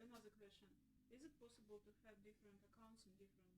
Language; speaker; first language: English; non-native, learner; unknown